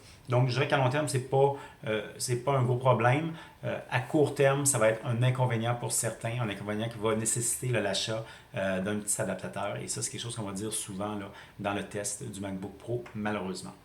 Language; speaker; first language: French; native; French